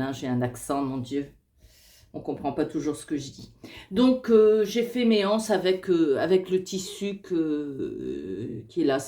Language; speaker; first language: French; native; French